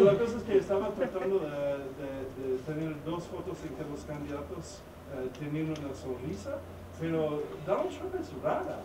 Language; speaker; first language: Spanish; non-native, fluent; English